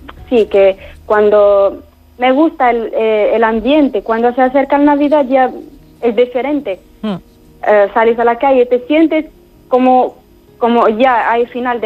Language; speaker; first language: Spanish; non-native, fluent; Arabic